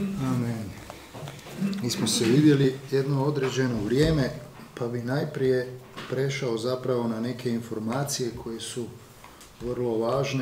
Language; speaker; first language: Croatian; native; Croatian